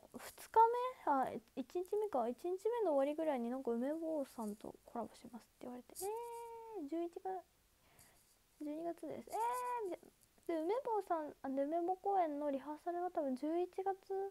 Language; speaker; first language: Japanese; native; Japanese